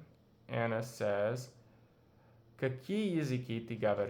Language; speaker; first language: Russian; non-native, learner; English